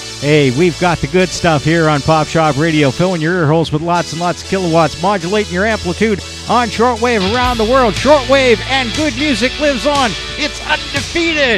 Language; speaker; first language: English; native; English